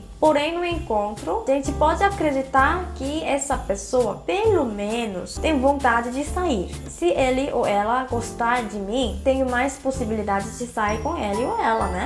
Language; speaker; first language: Portuguese; non-native, fluent; Korean